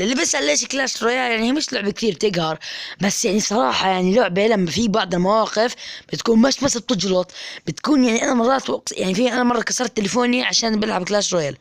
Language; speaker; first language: Arabic; native; Arabic